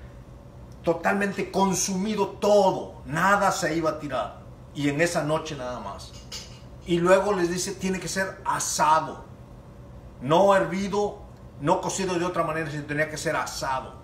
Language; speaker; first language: Spanish; native; Spanish